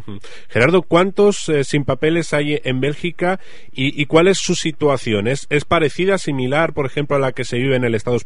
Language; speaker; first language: Spanish; native; Spanish